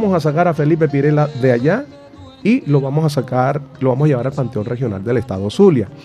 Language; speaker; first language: Spanish; native; Spanish